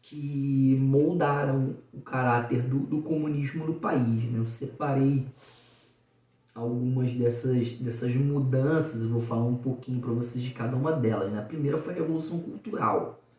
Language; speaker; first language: Portuguese; native; Portuguese